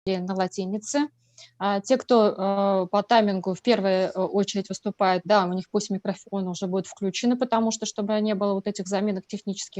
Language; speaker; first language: Russian; native; Russian